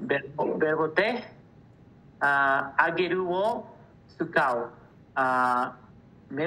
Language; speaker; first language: Japanese; non-native, learner; Spanish